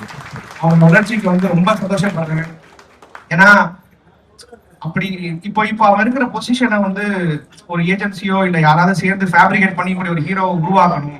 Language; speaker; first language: Tamil; native; Tamil